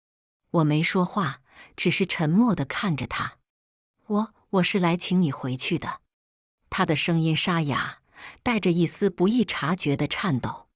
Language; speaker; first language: Chinese; native; Chinese